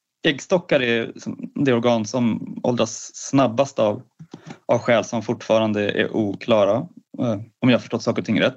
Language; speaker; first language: Swedish; native; Swedish